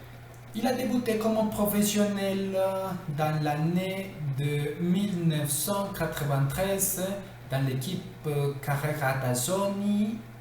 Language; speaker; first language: French; non-native, learner; Spanish